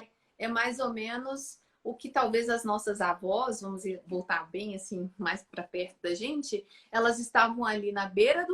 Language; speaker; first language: Portuguese; native; Portuguese